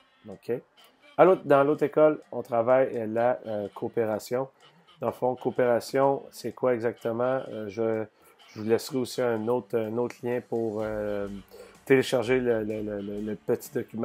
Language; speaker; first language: French; native; French